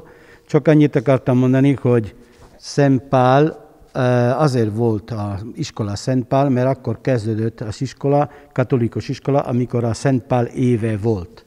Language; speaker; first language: Hungarian; non-native, fluent; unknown